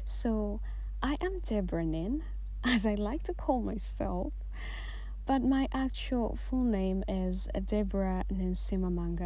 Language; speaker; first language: English; non-native, local second language; Swahili